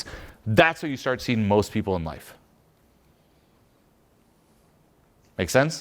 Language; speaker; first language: English; non-native, fluent; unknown